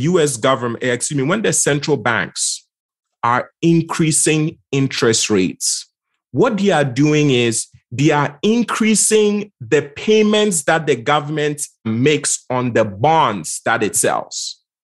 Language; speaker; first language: English; non-native, local second language; Akan